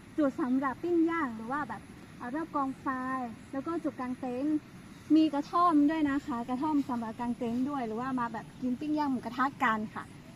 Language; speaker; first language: Thai; non-native, local second language; Karen languages